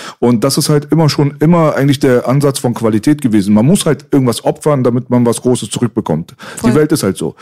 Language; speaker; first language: German; early bilingual, other home language; Persian